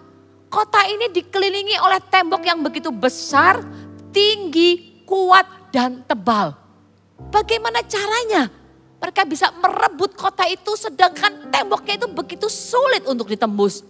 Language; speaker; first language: Indonesian; native; Indonesian